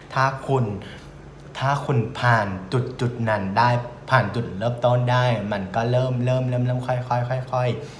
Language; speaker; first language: Thai; non-native, fluent; Vietnamese